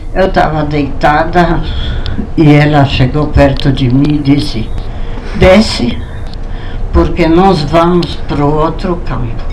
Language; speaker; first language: Portuguese; non-native, fluent; Polish